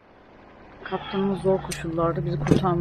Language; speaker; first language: Turkish; native; Turkish